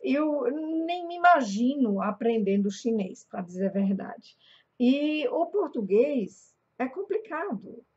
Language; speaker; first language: Portuguese; non-native, fluent; German